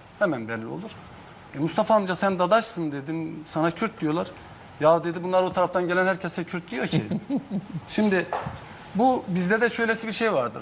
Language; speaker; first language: Turkish; non-native, local second language; Zaza